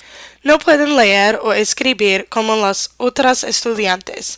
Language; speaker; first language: Spanish; non-native, learner; English